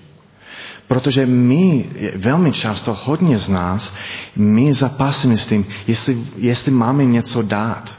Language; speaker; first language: Czech; non-native, learner; English